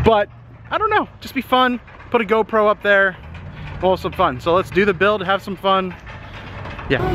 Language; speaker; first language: English; native; English